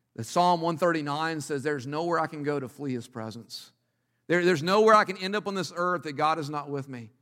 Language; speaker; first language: English; native; English